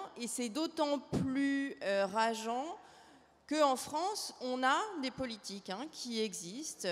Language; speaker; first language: French; native; French